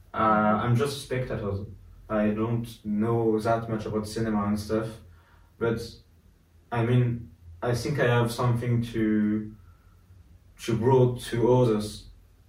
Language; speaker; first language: English; non-native, learner; French